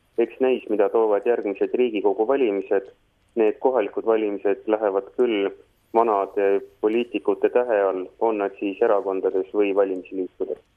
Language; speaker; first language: Estonian; native; Estonian